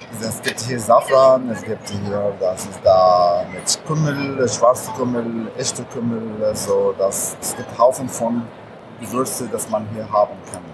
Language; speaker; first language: German; non-native, learner; Arabic